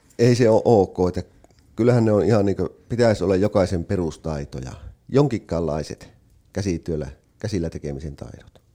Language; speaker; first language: Finnish; native; Finnish